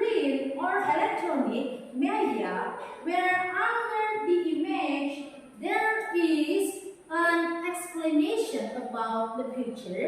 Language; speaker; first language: English; non-native, learner; Indonesian